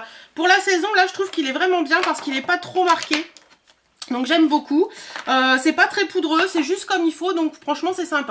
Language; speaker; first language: French; native; French